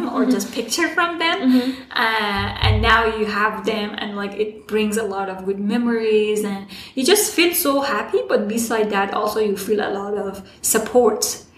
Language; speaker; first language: English; non-native, fluent; Persian